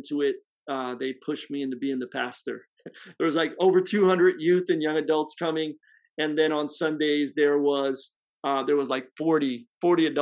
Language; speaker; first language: English; native; English